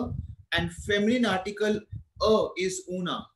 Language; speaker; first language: English; non-native, local second language; Hindi